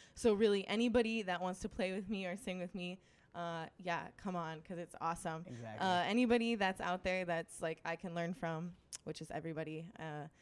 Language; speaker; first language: English; native; English